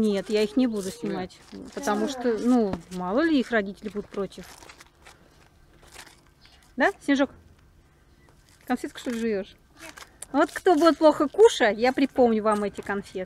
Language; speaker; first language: Russian; native; Russian